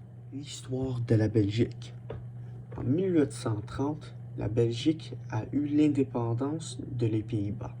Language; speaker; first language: French; non-native, learner; English